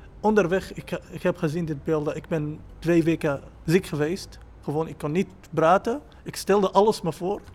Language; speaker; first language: Dutch; non-native, learner; Arabic